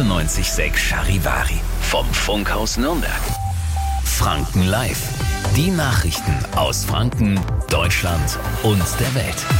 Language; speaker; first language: German; native; German